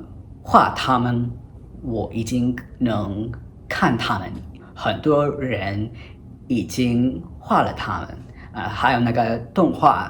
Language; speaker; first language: Chinese; non-native, fluent; English